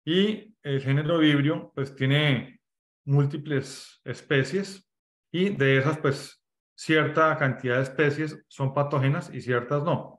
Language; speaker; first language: Spanish; native; Spanish